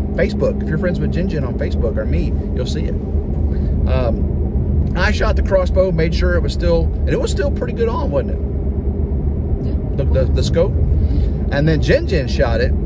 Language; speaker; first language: English; native; English